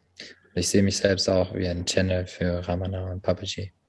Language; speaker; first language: German; native; German